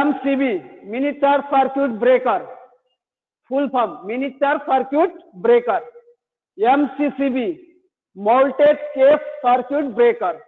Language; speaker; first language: English; non-native, learner; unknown